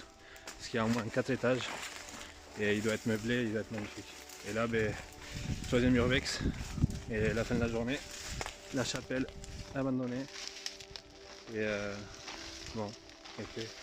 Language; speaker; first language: French; native; French